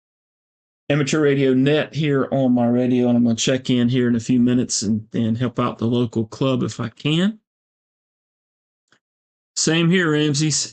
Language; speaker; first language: English; native; English